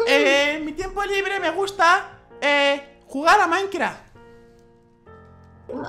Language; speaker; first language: Spanish; native; Spanish